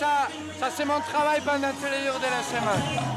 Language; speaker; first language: French; non-native, learner; Spanish